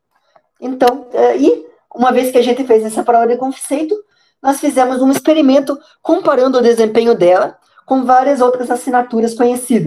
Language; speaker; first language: Portuguese; native; Portuguese